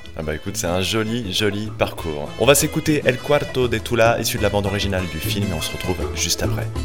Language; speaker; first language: French; native; French